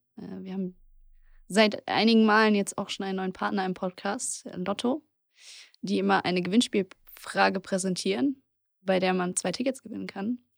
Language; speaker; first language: German; native; German